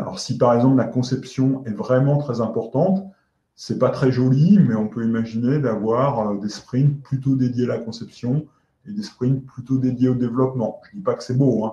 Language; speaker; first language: French; native; French